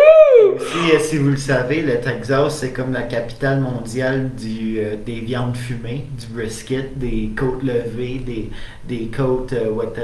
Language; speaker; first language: French; native; French